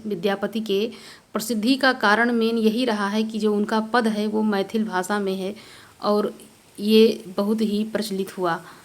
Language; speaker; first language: Hindi; native; Hindi